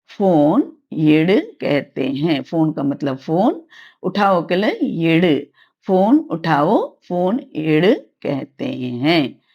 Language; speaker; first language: Hindi; non-native, local second language; Tamil